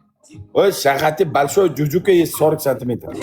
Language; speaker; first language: Russian; non-native, learner; Uzbek